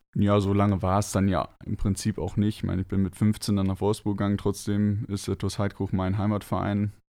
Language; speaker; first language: German; native; German